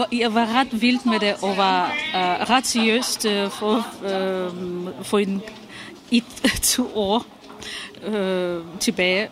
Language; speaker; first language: Danish; non-native, fluent; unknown